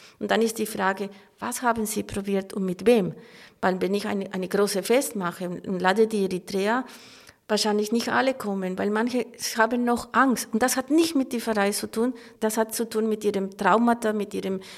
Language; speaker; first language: German; non-native, fluent; Spanish